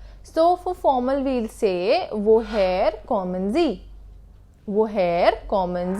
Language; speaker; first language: German; non-native, fluent; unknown